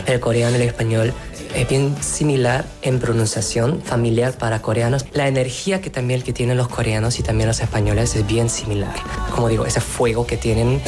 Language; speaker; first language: Spanish; non-native, learner; Korean